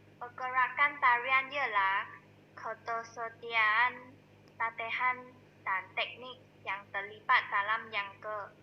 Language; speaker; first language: Malay; non-native, local second language; Chinese